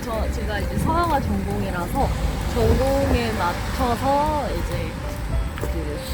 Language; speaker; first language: Korean; native; Korean